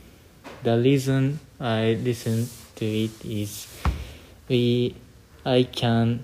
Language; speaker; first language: English; non-native, learner; Japanese